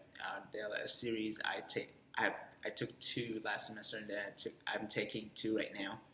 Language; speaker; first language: English; non-native, fluent; Vietnamese